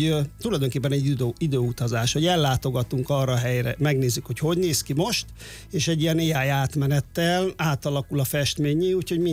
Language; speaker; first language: Hungarian; native; Hungarian